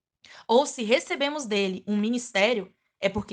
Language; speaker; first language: Portuguese; native; Portuguese